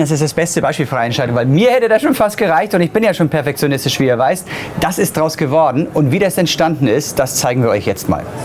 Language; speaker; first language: German; native; German